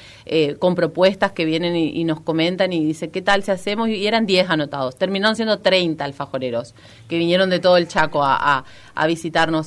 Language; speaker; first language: Spanish; native; Spanish